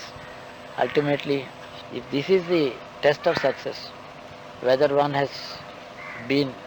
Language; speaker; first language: English; non-native, local second language; Telugu